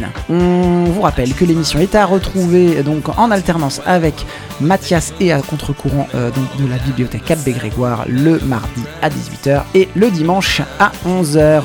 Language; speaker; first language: French; native; French